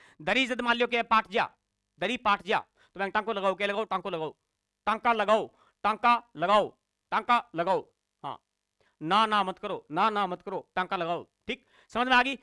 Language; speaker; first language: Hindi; native; Hindi